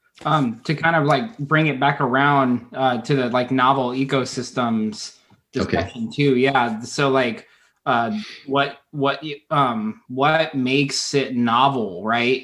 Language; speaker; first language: English; native; English